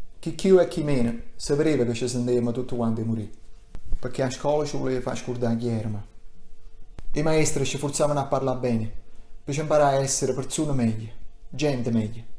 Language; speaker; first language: Italian; non-native, local second language; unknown